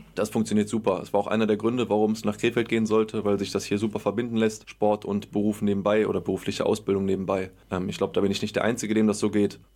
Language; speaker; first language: German; native; German